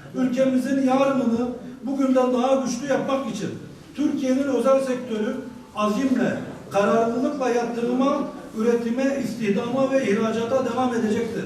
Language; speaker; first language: Turkish; native; Turkish